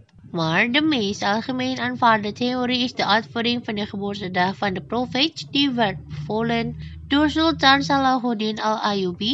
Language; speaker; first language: Dutch; non-native, fluent; Indonesian